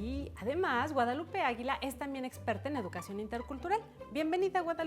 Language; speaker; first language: Spanish; native; Spanish